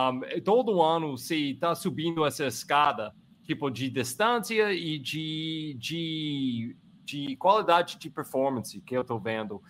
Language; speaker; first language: Portuguese; non-native, fluent; English